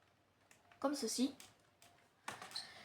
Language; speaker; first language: French; native; French